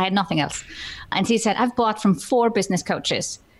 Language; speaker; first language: English; non-native, fluent; Icelandic